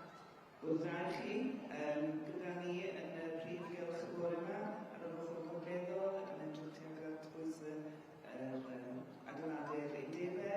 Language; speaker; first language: Welsh; native; Welsh